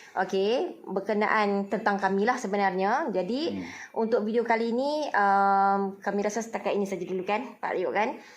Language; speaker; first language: Malay; native; Malay